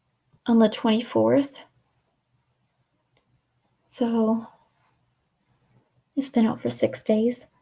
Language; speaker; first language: English; native; English